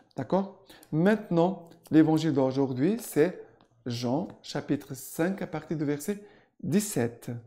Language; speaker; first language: French; non-native, fluent; Portuguese